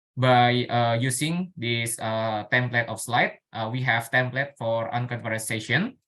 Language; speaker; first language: English; non-native, learner; Indonesian